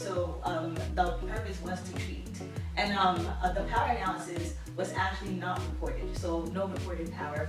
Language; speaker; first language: English; native; English